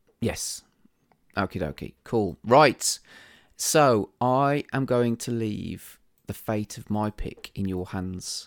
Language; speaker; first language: English; native; English